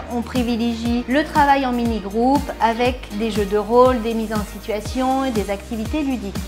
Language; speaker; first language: French; native; French